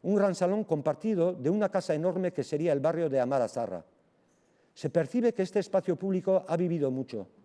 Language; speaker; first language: Spanish; non-native, local second language; Basque